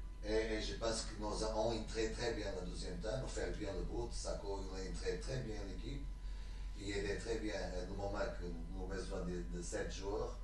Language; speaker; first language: French; non-native, learner; Portuguese